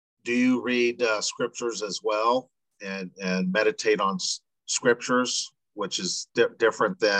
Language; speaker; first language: English; native; English